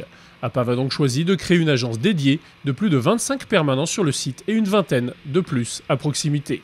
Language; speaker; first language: French; native; French